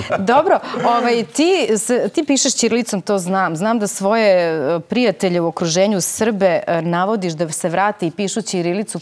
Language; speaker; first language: Serbian; native; Serbian